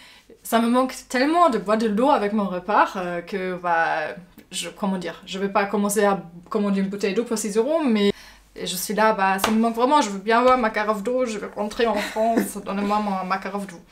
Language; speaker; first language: French; non-native, fluent; German